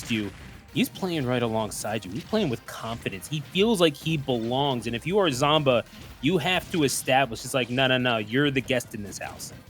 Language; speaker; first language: English; native; English